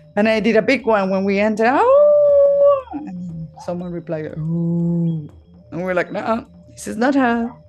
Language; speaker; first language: English; non-native, fluent; Spanish